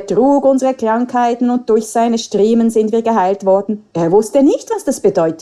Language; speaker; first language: German; native; German